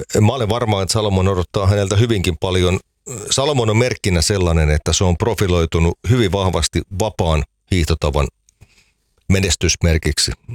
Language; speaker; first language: Finnish; native; Finnish